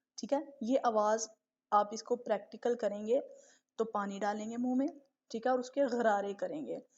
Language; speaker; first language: Urdu; native; Urdu